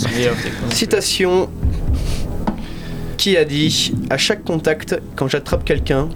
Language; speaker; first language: French; native; French